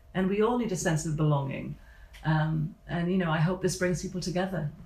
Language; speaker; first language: English; native; English